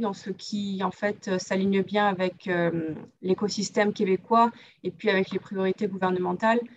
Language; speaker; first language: French; native; French